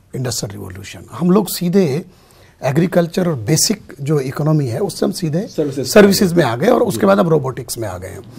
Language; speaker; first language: Hindi; native; Hindi